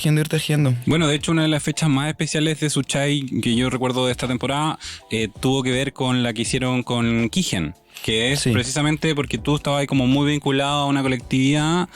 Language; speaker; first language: Spanish; native; Spanish